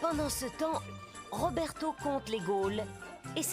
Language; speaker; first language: French; native; French